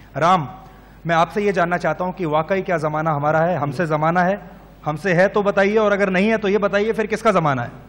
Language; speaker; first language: Hindi; native; Hindi